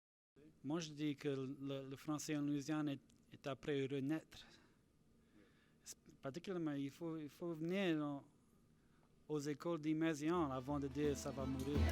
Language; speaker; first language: French; native; French